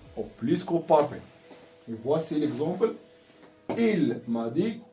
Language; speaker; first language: French; non-native, local second language; Arabic